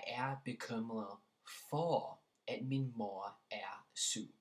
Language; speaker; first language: Danish; non-native, learner; English